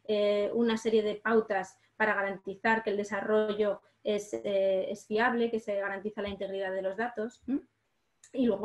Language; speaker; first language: Spanish; native; Spanish